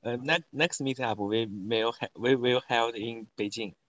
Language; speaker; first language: English; non-native, learner; Chinese